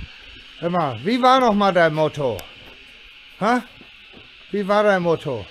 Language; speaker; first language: German; native; German